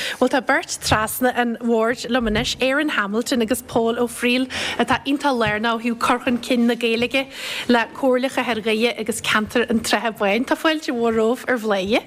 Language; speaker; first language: Irish; native; Irish